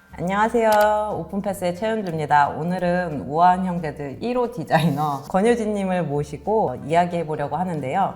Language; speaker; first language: Korean; native; Korean